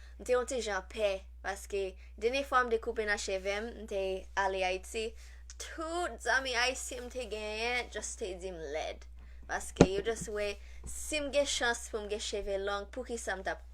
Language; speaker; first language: Haitian Creole; native; Haitian Creole